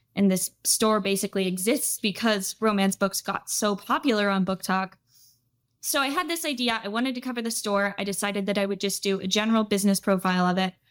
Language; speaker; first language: English; native; English